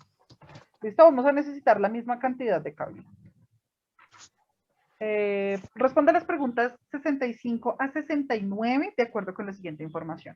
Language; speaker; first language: Spanish; native; Spanish